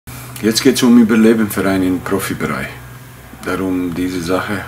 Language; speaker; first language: German; non-native, fluent; Bosnian